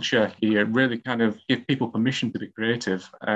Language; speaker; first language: English; native; English